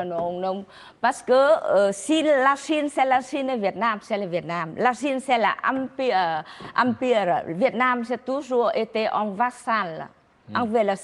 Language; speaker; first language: French; non-native, learner; Vietnamese